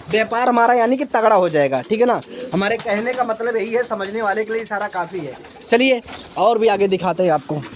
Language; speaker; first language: Hindi; native; Hindi